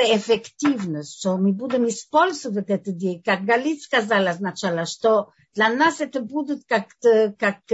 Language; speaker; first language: Russian; non-native, fluent; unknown